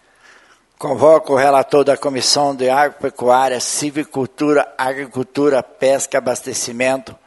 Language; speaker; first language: Portuguese; native; Portuguese